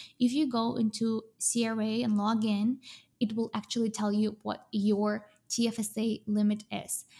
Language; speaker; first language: English; non-native, fluent; Russian